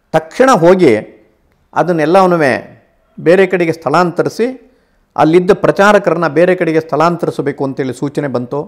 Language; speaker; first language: Kannada; native; Kannada